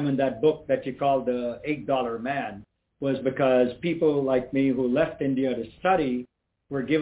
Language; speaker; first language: English; non-native, local second language; Tamil